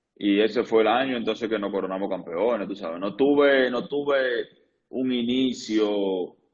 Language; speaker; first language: Spanish; native; Spanish